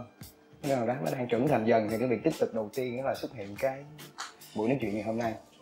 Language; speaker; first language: Vietnamese; native; Vietnamese